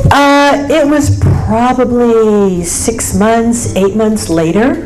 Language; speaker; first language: English; native; English